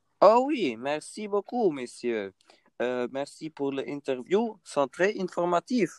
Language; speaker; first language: French; non-native, learner; German